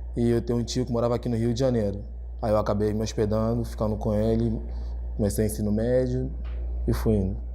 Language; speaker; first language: Portuguese; native; Portuguese